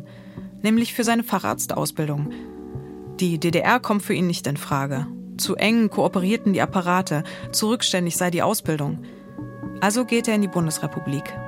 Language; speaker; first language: German; native; German